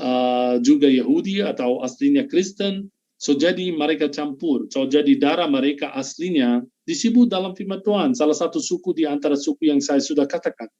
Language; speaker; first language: Indonesian; non-native, fluent; Arabic